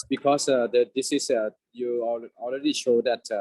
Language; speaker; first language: English; non-native, fluent; Thai